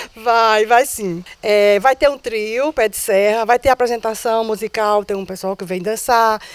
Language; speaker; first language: Portuguese; native; Portuguese